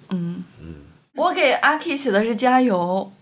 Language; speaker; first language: Chinese; native; Chinese